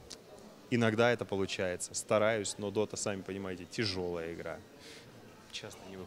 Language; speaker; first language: Russian; native; Russian